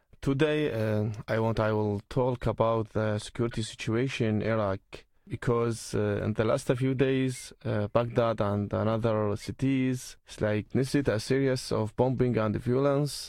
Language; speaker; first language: English; non-native, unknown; Arabic